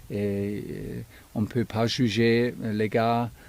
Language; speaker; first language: French; non-native, fluent; German